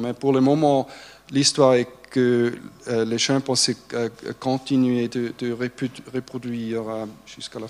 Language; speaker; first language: French; non-native, fluent; German